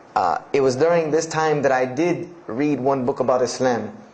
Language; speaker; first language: English; native; English